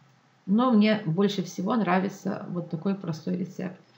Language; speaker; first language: Russian; non-native, local second language; Ukrainian